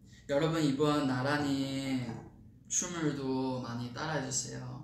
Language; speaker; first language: Korean; non-native, fluent; Chinese